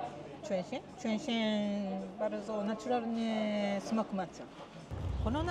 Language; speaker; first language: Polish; non-native, learner; Japanese